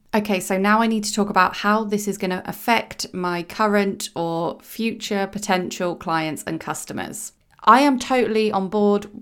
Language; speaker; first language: English; native; English